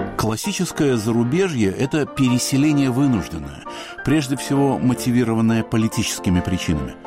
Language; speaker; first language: Russian; native; Russian